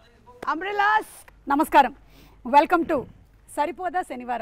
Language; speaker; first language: Telugu; native; Telugu